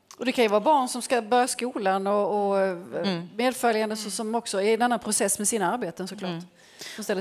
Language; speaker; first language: Swedish; native; Swedish